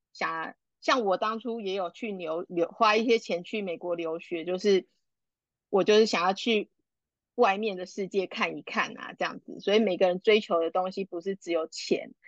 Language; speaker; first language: Chinese; native; Chinese